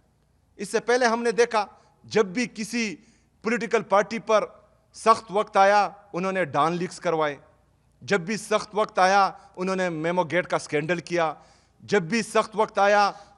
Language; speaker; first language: Urdu; non-native, local second language; Pashto